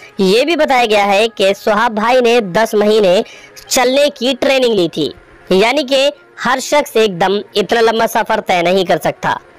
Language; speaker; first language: Hindi; native; Hindi